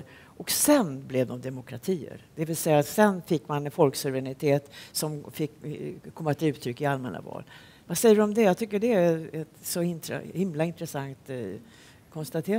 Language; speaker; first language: Swedish; native; Swedish